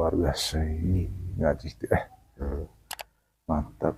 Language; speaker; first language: Indonesian; non-native, local second language; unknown